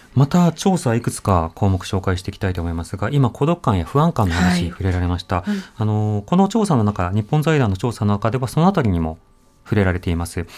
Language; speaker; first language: Japanese; native; Japanese